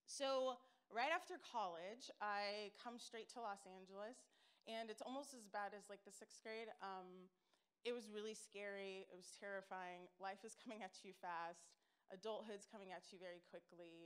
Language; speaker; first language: English; native; English